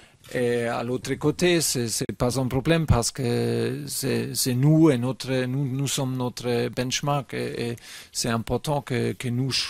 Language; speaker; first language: French; non-native, fluent; German